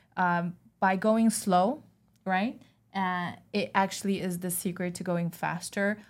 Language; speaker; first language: English; non-native, fluent; Chinese